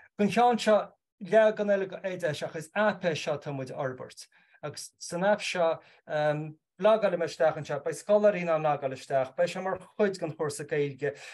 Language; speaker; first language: Irish; native; Irish